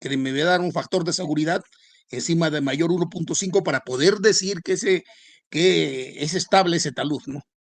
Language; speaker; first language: Spanish; native; Spanish